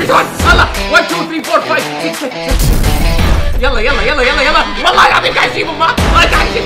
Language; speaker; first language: Arabic; native; Arabic